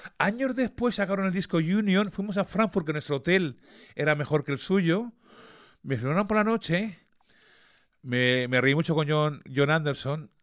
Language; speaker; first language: Spanish; early bilingual, other home language; English